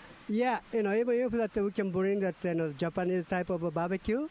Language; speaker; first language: English; non-native, learner; Japanese